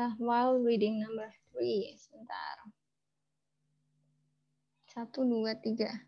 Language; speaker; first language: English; non-native, fluent; Indonesian